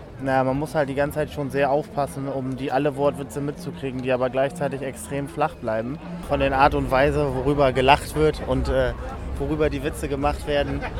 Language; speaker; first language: German; native; German